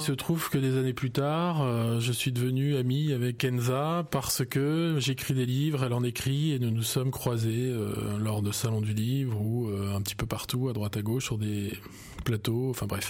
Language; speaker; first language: French; native; French